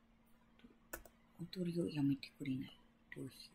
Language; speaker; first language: Spanish; non-native, learner; Japanese